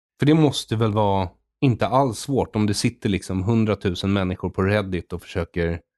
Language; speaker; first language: Swedish; native; Swedish